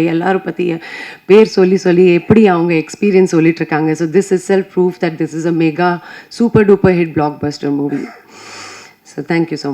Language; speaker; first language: Tamil; non-native, fluent; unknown